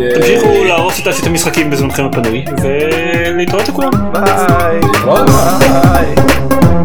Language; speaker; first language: Hebrew; early bilingual, other home language; Russian